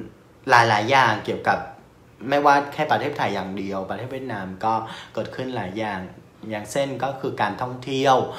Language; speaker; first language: Thai; non-native, fluent; Vietnamese